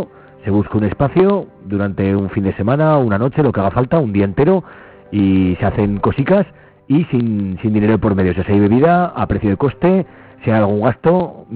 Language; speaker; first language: Spanish; native; Spanish